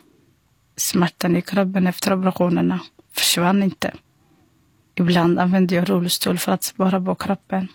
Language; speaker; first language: Swedish; non-native, fluent; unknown